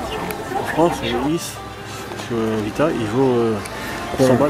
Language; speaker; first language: French; native; French